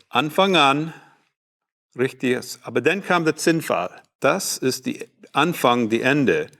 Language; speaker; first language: German; non-native, learner; English